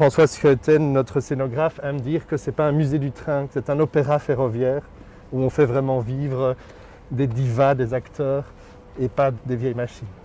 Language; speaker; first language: French; native; French